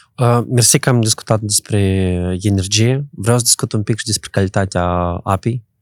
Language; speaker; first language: Romanian; native; Romanian